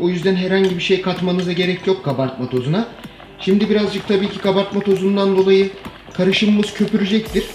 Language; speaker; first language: Turkish; native; Turkish